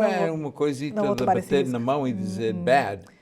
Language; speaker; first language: Portuguese; early bilingual, heritage; Portuguese